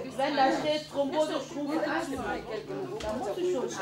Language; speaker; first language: German; non-native, fluent; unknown